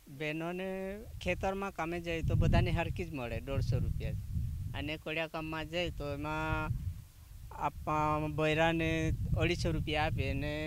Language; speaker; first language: Gujarati; non-native, local second language; Vasavi